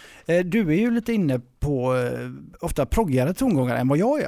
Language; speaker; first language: Swedish; native; Swedish